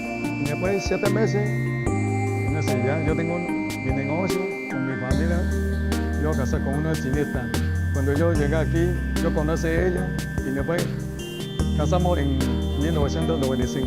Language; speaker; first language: Spanish; non-native, learner; Chinese